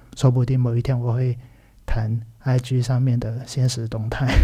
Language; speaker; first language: Chinese; non-native, local second language; Cantonese